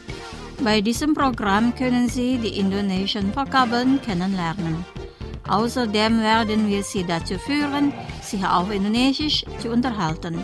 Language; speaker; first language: German; non-native, fluent; Indonesian